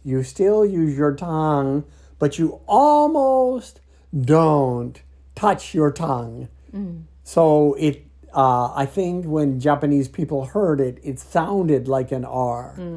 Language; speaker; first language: English; native; English